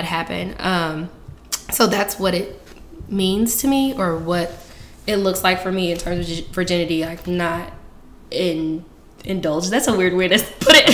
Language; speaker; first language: English; native; English